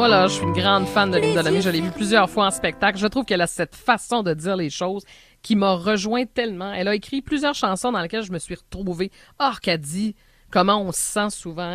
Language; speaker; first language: French; native; French